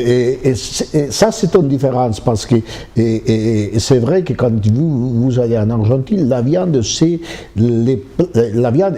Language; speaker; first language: French; non-native, fluent; Spanish